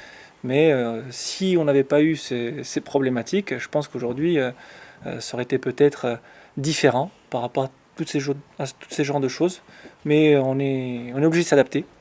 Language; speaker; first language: French; native; French